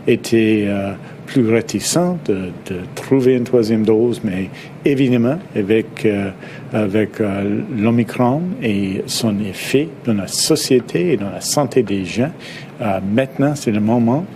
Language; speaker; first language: French; non-native, fluent; English